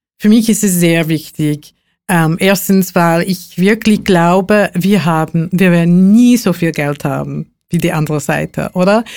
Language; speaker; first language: German; non-native, fluent; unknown